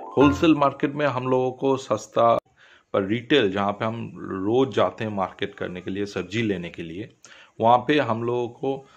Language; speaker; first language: Hindi; non-native, local second language; Bangla